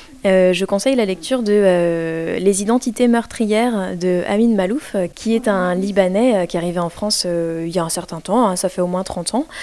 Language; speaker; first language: French; native; French